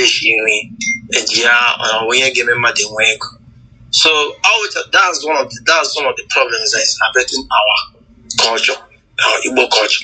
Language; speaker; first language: English; non-native, local second language; Igbo